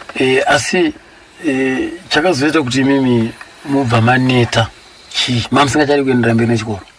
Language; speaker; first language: Shona; native; Shona